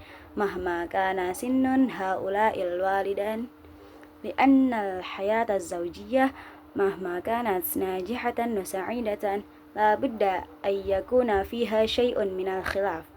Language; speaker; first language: Arabic; non-native, learner; Indonesian